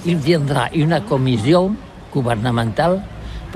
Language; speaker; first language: French; non-native, learner; Catalan